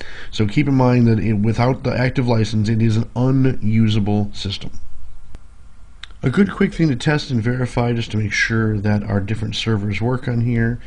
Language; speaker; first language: English; native; English